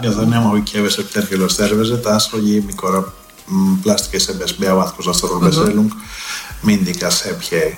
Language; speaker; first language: Hungarian; non-native, fluent; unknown